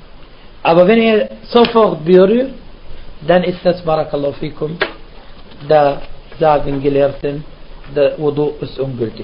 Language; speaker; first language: German; non-native, fluent; Arabic